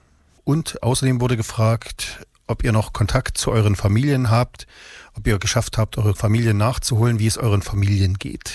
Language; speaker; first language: German; native; German